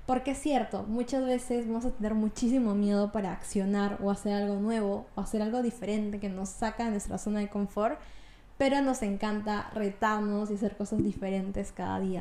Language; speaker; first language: Spanish; native; Spanish